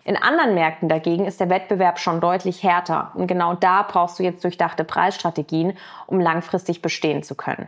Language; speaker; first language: German; native; German